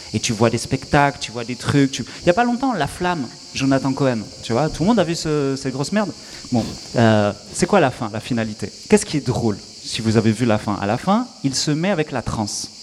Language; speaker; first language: French; native; French